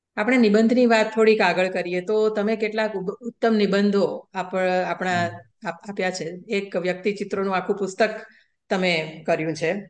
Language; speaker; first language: Gujarati; native; Gujarati